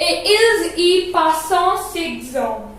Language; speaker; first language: French; non-native, fluent; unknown